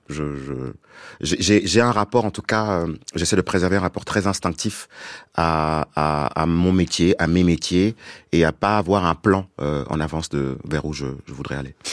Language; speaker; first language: French; non-native, local second language; Wolof